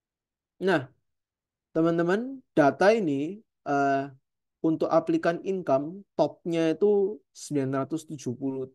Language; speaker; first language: Indonesian; native; Indonesian